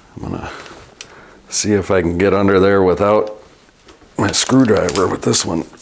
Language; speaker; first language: English; native; English